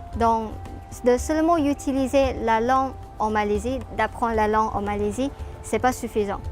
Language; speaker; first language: French; non-native, fluent; Chinese